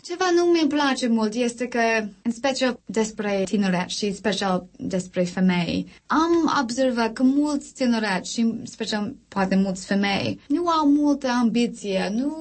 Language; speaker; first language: Romanian; non-native, learner; English